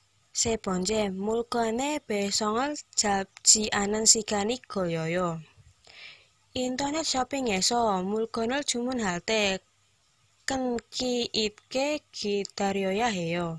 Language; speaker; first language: Korean; non-native, learner; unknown